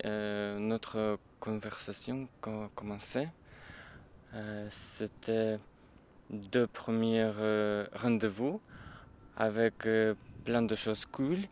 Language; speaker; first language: French; non-native, learner; Ukrainian